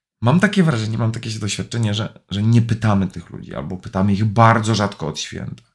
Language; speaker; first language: Polish; native; Polish